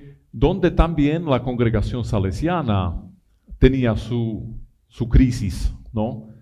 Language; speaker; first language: Spanish; non-native, fluent; Italian